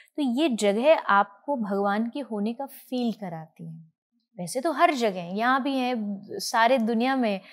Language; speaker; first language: Hindi; native; Hindi